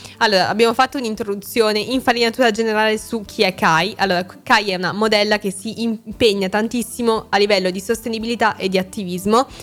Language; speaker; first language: Italian; native; Italian